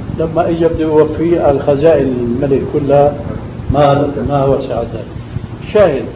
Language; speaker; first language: Arabic; native; Arabic